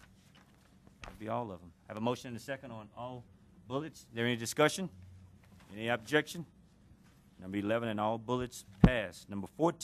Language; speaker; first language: English; native; English